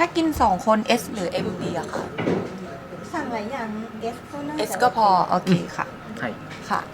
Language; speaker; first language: Thai; native; Thai